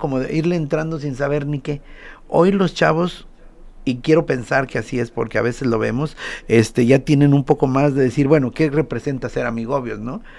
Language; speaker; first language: Spanish; native; Spanish